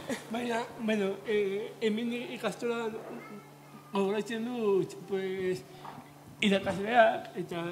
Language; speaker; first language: Basque; non-native, local second language; Spanish